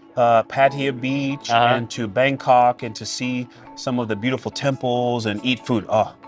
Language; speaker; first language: English; native; English